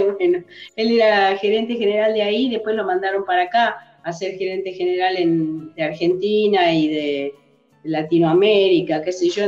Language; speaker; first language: Spanish; early bilingual, other home language; English